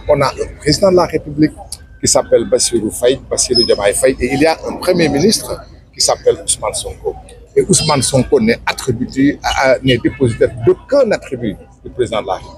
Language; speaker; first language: French; non-native, local second language; Wolof